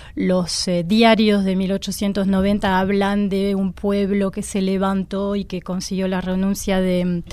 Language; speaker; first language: Spanish; non-native, fluent; French